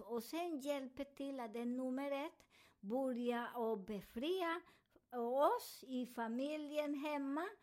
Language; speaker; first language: Swedish; non-native, learner; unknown